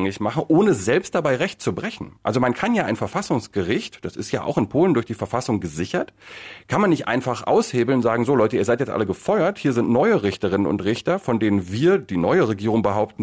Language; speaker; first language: German; native; German